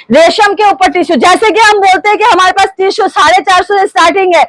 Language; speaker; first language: Hindi; non-native, local second language; Bangla